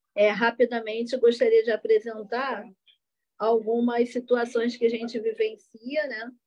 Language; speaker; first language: Portuguese; native; Portuguese